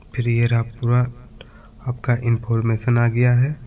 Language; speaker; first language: Hindi; native; Hindi